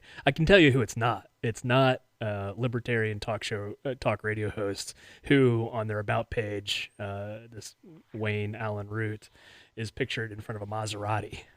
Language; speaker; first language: English; native; English